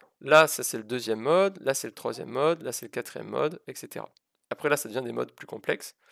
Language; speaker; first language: French; native; French